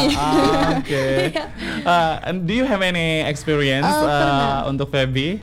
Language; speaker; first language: English; non-native, fluent; Indonesian